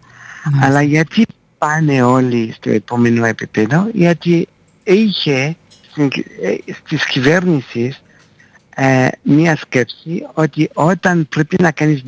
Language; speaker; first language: Greek; non-native, fluent; French